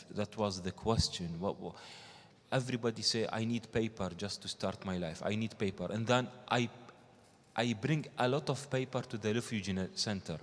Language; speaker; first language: English; non-native, learner; Arabic